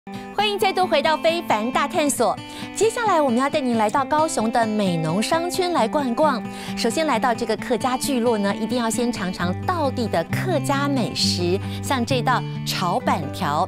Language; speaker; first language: Chinese; native; Chinese